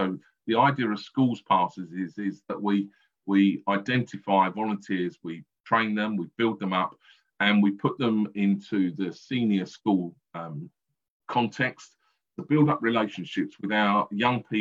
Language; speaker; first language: English; native; English